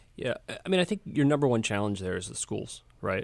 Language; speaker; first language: English; native; English